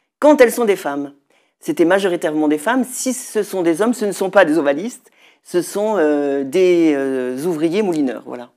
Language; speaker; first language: French; native; French